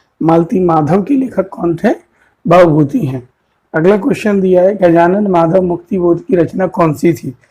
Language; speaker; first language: Hindi; native; Hindi